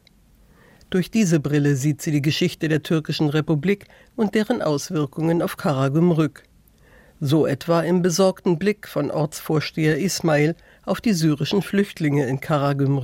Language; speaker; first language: German; native; German